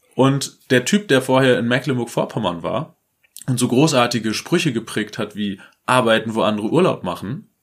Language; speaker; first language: German; native; German